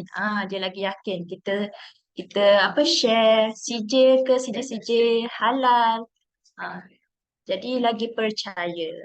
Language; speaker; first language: Malay; native; Malay